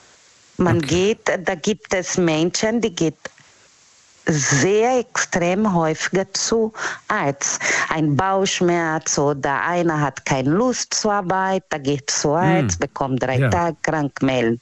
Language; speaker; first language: German; non-native, fluent; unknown